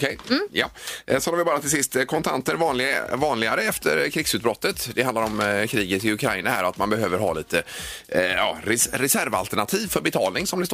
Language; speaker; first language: Swedish; native; Swedish